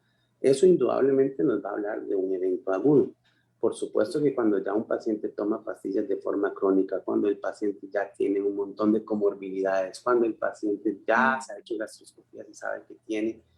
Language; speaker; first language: Spanish; native; Spanish